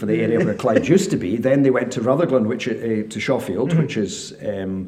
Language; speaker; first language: English; native; English